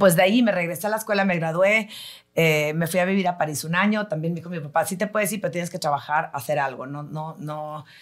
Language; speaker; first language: Spanish; early bilingual, heritage; Spanish